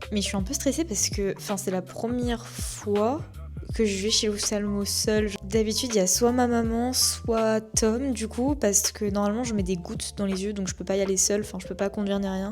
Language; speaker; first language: French; native; French